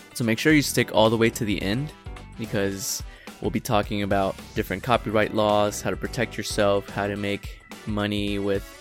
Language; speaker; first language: English; early bilingual, other home language; Spanish